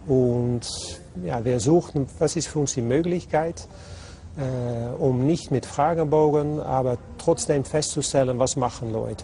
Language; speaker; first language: German; non-native, fluent; Dutch